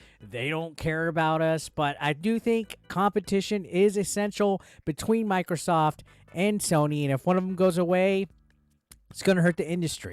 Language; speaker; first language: English; native; English